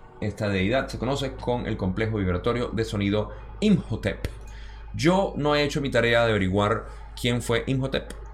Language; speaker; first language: Spanish; early bilingual, heritage; Spanish